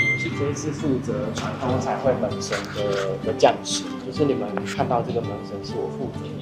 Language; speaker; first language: Chinese; native; Chinese